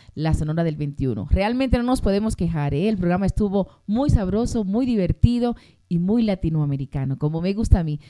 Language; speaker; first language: Spanish; native; Spanish